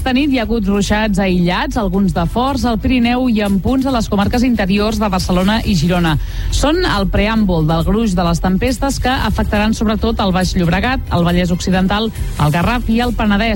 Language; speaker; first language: Catalan; native; Catalan